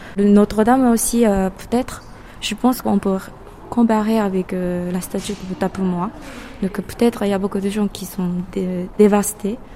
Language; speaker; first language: French; non-native, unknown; Japanese